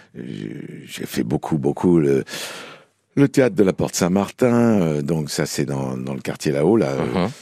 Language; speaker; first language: French; native; French